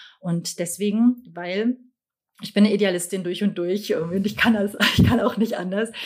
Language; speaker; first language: German; native; German